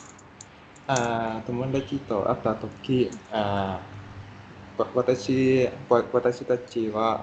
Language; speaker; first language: Japanese; non-native, learner; Vietnamese